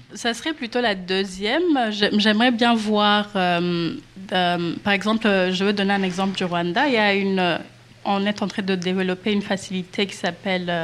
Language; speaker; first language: French; non-native, local second language; Kinyarwanda